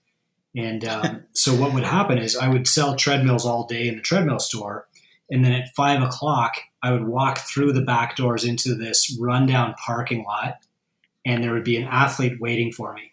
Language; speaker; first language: English; native; English